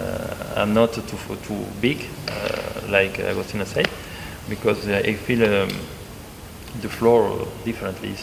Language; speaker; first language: English; non-native, learner; Spanish